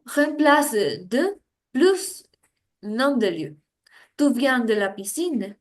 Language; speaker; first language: French; non-native, learner; Spanish